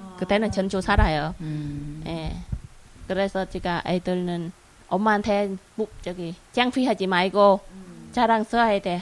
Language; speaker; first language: Korean; non-native, learner; Vietnamese